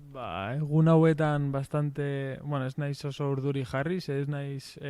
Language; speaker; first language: Basque; non-native, local second language; Spanish